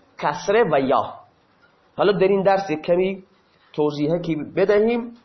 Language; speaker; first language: Persian; non-native, local second language; Baluchi